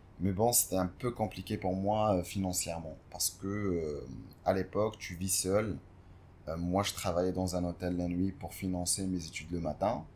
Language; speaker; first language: French; non-native, local second language; Arabic